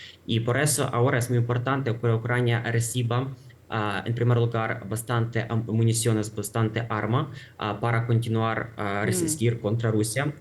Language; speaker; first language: Spanish; non-native, fluent; Ukrainian